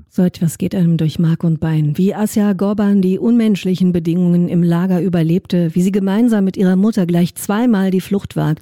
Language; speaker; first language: German; native; German